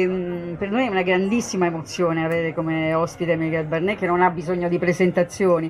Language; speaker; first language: Italian; native; Italian